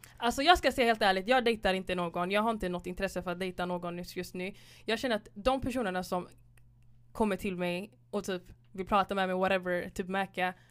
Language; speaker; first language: Swedish; early bilingual, other home language; Somali